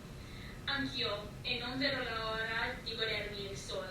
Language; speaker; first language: Italian; non-native, learner; English